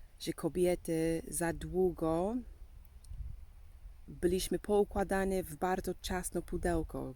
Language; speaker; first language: Polish; non-native, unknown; English